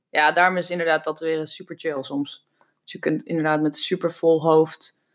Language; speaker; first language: Dutch; native; Dutch